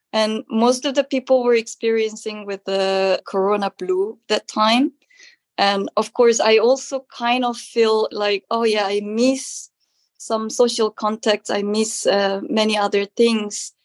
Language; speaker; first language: English; non-native, fluent; Korean